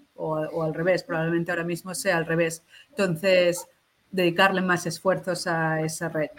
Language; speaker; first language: Spanish; native; Spanish